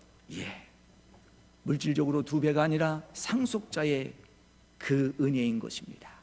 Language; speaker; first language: Korean; native; Korean